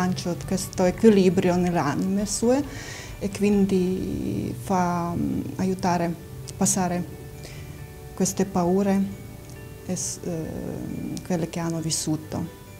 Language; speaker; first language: Italian; non-native, learner; Ukrainian